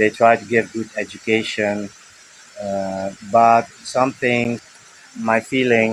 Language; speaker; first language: English; early bilingual, heritage; Dutch